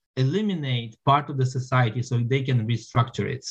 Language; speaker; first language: English; non-native, fluent; Romanian